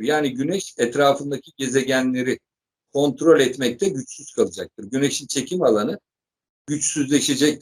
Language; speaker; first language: Turkish; native; Turkish